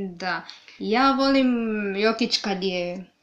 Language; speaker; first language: Serbian; non-native, learner; Swahili